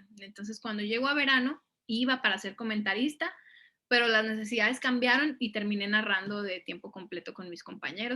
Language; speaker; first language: Spanish; native; Spanish